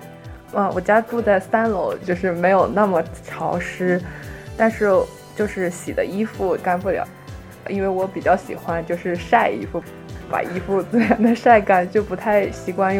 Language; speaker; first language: Chinese; native; Chinese